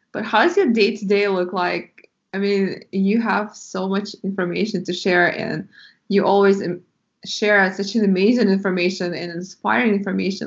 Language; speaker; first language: English; non-native, fluent; Russian